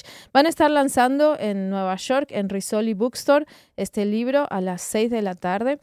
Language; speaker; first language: Spanish; native; Spanish